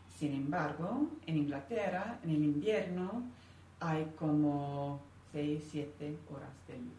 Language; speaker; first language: Spanish; non-native, fluent; English